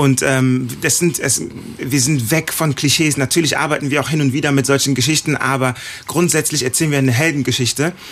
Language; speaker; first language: German; early bilingual, other home language; Akan